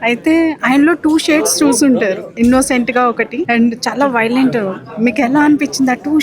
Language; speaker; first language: Telugu; native; Telugu